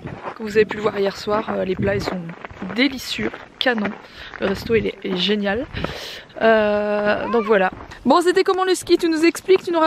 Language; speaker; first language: French; native; French